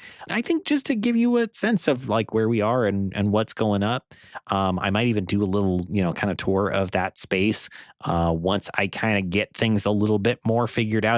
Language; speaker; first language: English; native; English